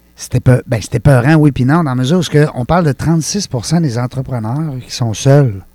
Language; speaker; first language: French; native; French